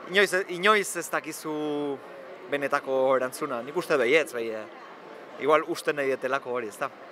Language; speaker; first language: Basque; native; Basque